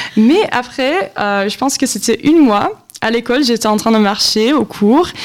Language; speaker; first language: French; non-native, local second language; Dutch